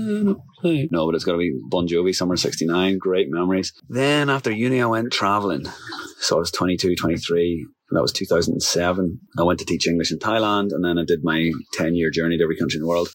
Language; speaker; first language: English; native; English